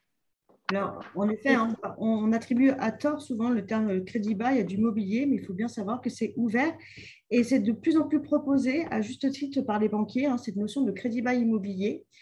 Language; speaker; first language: French; native; French